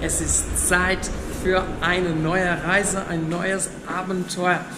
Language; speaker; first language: German; non-native, learner; English